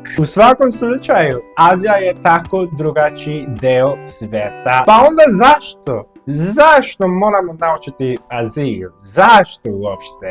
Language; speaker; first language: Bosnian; non-native, learner; Korean